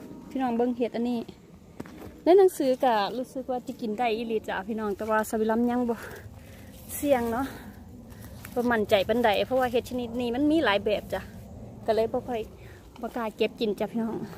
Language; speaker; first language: Thai; non-native, local second language; Northeastern Thai